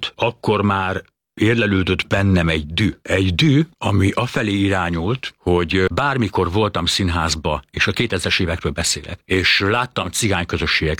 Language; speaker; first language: Hungarian; native; Hungarian